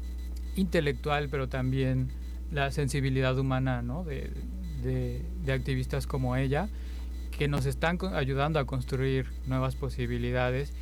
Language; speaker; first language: Spanish; native; Spanish